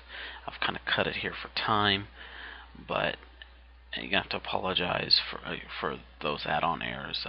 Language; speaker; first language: English; native; English